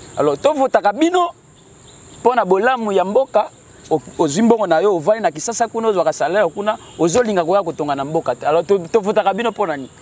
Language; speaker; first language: Lingala; native; Lingala